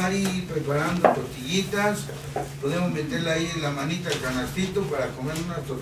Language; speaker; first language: Spanish; native; Spanish